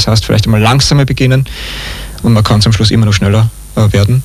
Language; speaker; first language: German; native; German